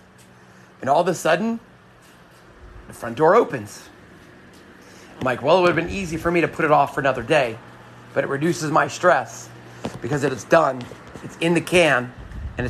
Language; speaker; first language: English; native; English